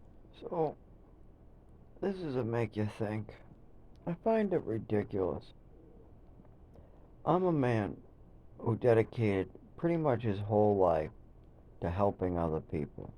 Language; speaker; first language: English; native; English